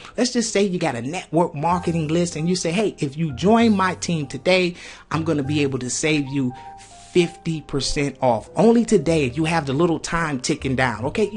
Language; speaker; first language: English; native; English